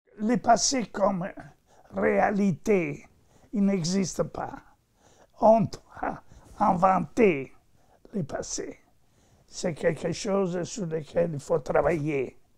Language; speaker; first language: French; non-native, fluent; Italian